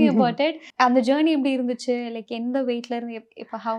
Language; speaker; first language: Tamil; native; Tamil